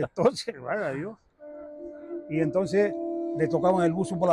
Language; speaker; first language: Spanish; native; Spanish